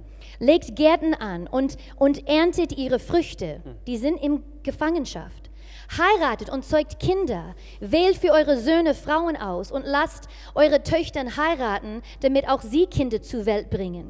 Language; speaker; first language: German; non-native, fluent; English